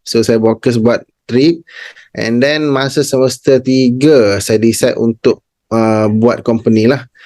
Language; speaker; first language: Malay; native; Malay